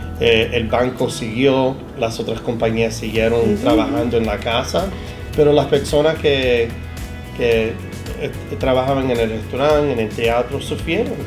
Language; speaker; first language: Spanish; early bilingual, heritage; Spanish